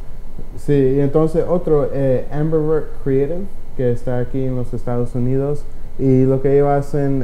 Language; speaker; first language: Spanish; early bilingual, heritage; Spanish